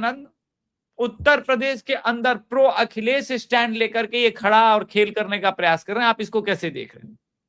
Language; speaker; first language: Hindi; native; Hindi